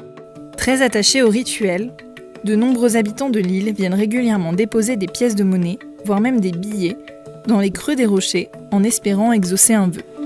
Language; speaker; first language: French; native; French